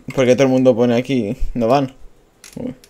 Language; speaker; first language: Spanish; native; Spanish